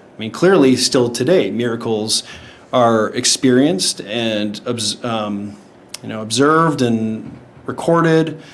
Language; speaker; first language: English; native; English